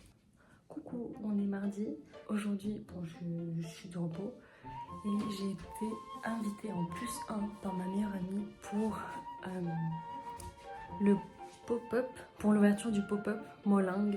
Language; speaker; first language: French; native; French